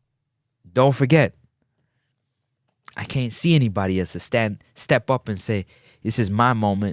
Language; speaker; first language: English; native; English